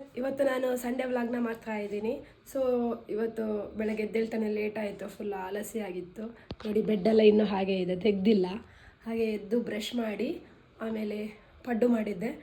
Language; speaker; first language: Kannada; non-native, local second language; Tulu